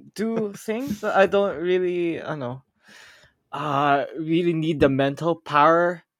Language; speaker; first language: English; non-native, local second language; Filipino